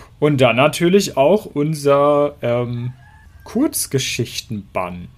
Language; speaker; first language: German; native; German